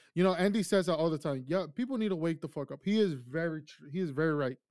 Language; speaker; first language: English; early bilingual, other home language; Spanish